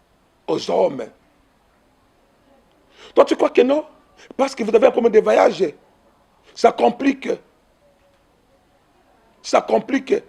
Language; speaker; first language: French; non-native, local second language; Lingala